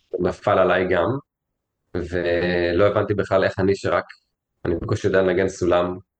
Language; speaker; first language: Hebrew; native; Hebrew